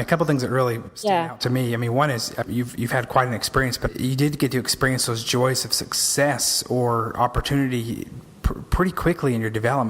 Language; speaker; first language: English; native; English